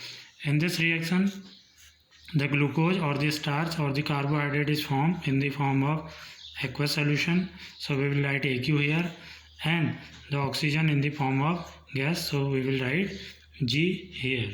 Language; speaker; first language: English; non-native, local second language; Hindi